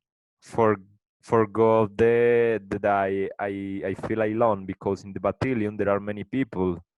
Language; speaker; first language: English; non-native, learner; Spanish